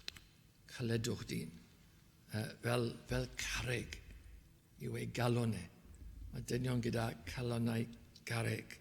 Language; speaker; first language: Welsh; native; Welsh